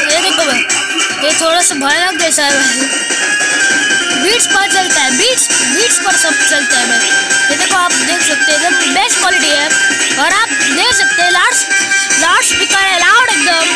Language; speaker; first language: Hindi; native; Hindi